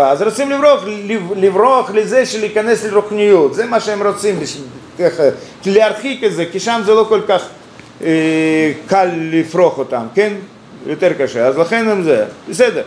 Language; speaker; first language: Hebrew; non-native, fluent; Russian